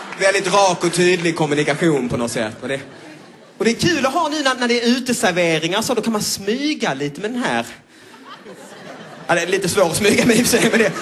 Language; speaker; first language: Swedish; native; Swedish